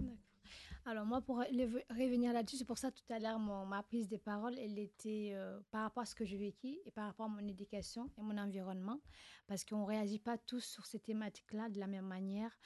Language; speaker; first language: French; non-native, local second language; Fula